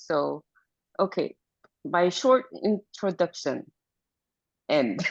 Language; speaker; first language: English; non-native, learner; Korean